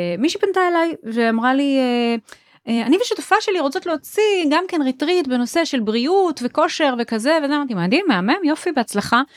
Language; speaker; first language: Hebrew; native; Hebrew